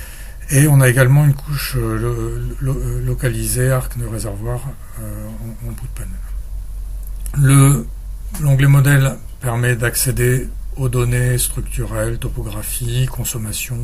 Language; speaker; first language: French; native; French